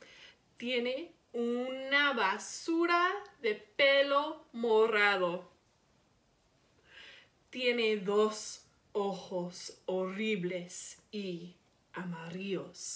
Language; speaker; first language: Spanish; non-native, learner; English